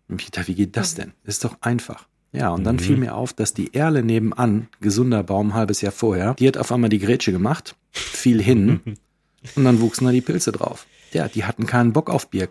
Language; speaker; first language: German; native; German